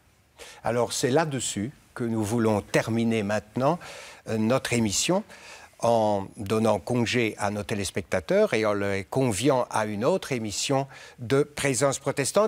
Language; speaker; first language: French; native; French